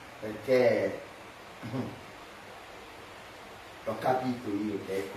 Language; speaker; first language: Italian; non-native, fluent; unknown